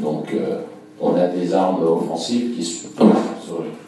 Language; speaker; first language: French; native; French